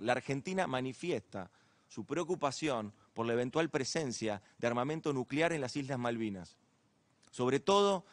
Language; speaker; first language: Spanish; native; Spanish